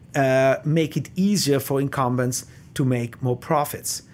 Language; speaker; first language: English; non-native, fluent; Italian